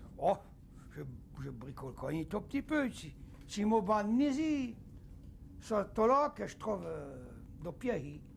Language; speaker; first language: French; native; French